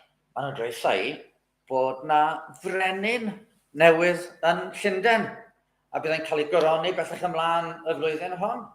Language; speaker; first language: Welsh; native; Welsh